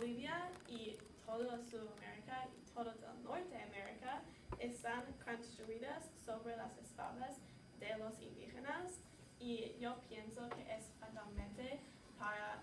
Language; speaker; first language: Spanish; non-native, learner; English